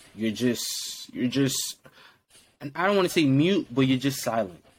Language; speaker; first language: English; non-native, local second language; Yoruba